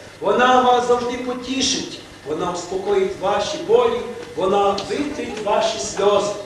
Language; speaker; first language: Ukrainian; native; Ukrainian